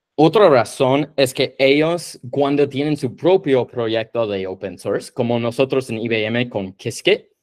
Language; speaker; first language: Spanish; non-native, fluent; English